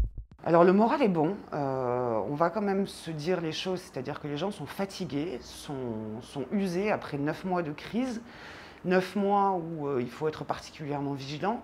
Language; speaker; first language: French; native; French